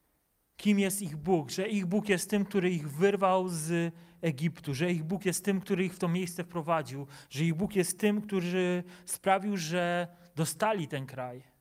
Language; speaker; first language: Polish; native; Polish